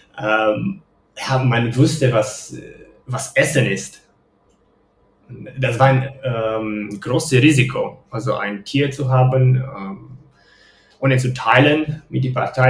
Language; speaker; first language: German; non-native, fluent; Romanian